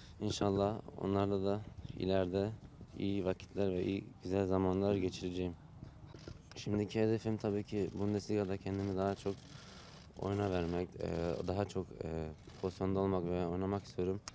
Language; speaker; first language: Turkish; early bilingual, heritage; Turkish